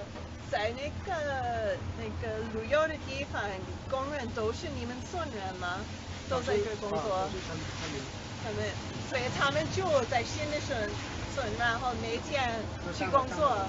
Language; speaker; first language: Chinese; non-native, learner; English